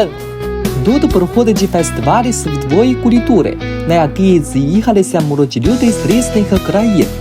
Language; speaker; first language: Ukrainian; non-native, fluent; Chinese